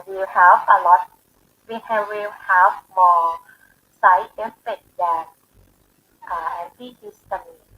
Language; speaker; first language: English; non-native, learner; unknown